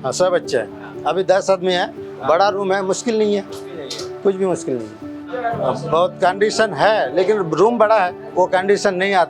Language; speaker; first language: Hindi; non-native, local second language; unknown